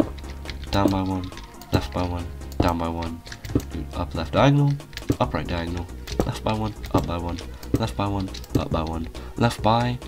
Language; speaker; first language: English; native; English